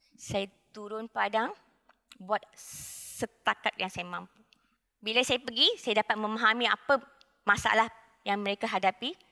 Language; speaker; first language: Malay; non-native, local second language; Tamil